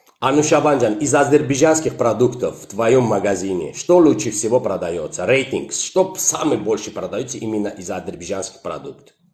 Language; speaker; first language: Russian; non-native, local second language; Azerbaijani